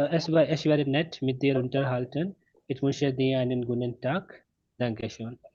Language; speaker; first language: German; non-native, learner; Hindi